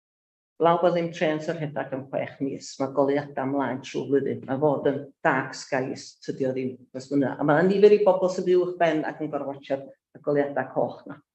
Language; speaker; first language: Welsh; native; Welsh